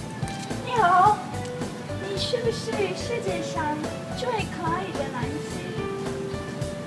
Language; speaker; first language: Chinese; non-native, learner; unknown